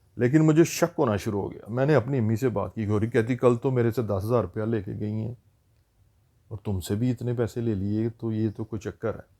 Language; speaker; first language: Urdu; native; Urdu